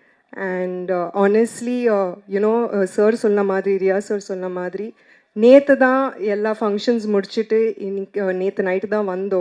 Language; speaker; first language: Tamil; non-native, local second language; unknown